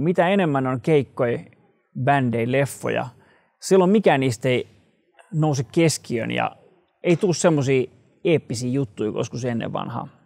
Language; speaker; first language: Finnish; native; Finnish